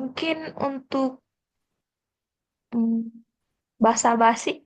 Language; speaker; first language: Indonesian; non-native, learner; Korean